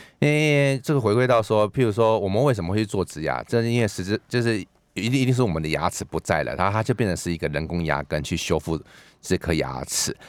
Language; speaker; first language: Chinese; native; Chinese